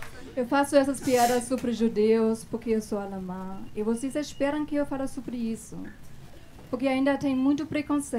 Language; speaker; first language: Portuguese; non-native, fluent; German